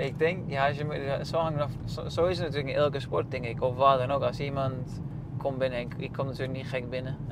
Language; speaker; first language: Dutch; non-native, fluent; Danish